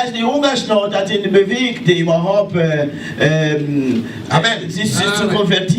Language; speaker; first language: German; non-native, learner; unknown